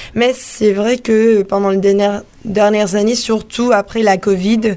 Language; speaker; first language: French; non-native, fluent; Spanish